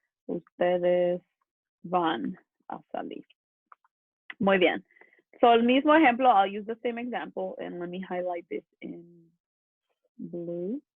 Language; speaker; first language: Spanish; early bilingual, other home language; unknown